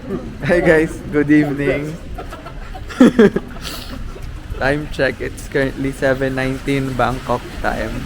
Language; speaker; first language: English; non-native, local second language; Filipino